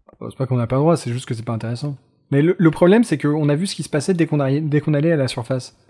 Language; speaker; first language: French; native; French